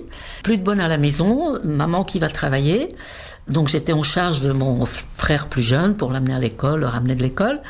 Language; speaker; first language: French; non-native, fluent; Czech